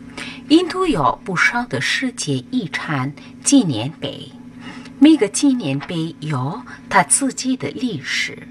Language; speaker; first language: Chinese; non-native, local second language; Urdu